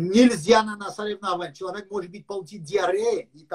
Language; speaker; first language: Russian; non-native, learner; English